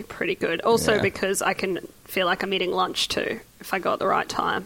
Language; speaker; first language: English; native; English